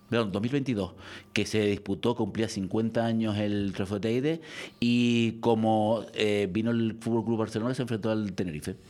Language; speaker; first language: Spanish; native; Spanish